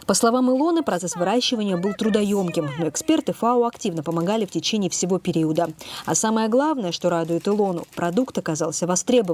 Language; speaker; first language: Russian; native; Russian